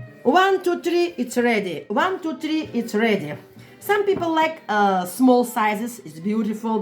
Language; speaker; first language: English; non-native, learner; Russian